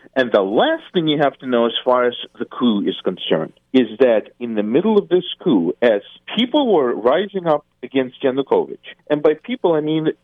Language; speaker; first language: English; non-native, fluent; Russian